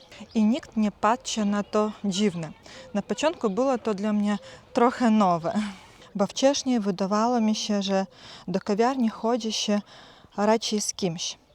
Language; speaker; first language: Polish; non-native, fluent; Ukrainian